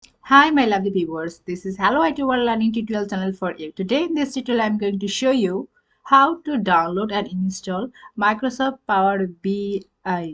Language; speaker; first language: English; non-native, fluent; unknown